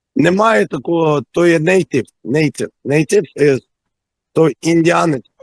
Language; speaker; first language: Ukrainian; native; Ukrainian